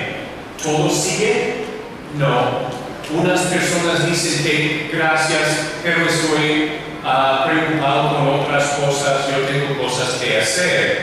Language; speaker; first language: Spanish; non-native, learner; English